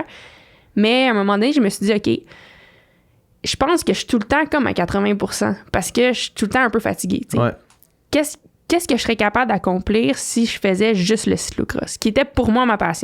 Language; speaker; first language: French; native; French